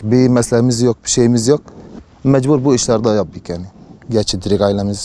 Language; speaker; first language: Turkish; non-native, learner; Arabic